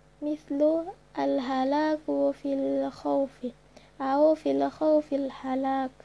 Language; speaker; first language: Arabic; non-native, learner; Indonesian